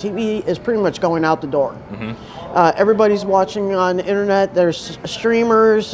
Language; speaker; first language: English; native; English